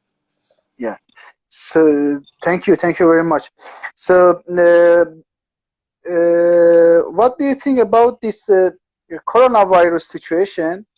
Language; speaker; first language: English; non-native, learner; Persian